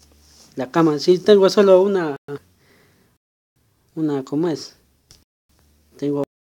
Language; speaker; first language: Spanish; native; Spanish